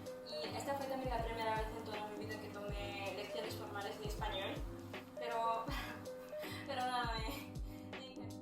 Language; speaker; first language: Spanish; early bilingual, heritage; Spanish